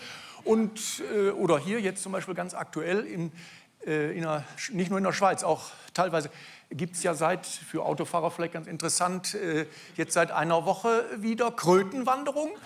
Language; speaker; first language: German; native; German